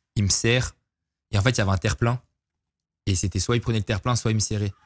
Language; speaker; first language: French; native; French